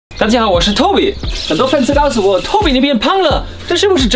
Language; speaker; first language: Chinese; non-native, fluent; German